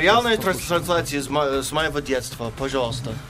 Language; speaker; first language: Russian; non-native, fluent; English